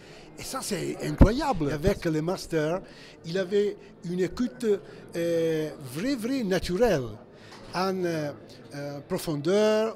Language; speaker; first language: French; non-native, fluent; Italian